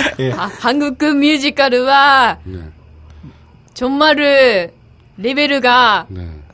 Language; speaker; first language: Korean; non-native, learner; Japanese